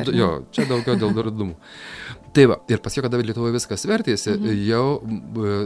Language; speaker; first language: Lithuanian; native; Lithuanian